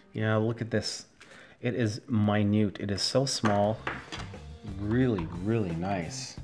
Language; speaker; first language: English; native; English